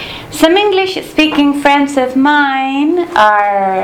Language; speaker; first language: English; non-native, fluent; Spanish